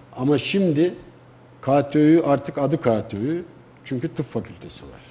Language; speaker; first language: Turkish; native; Turkish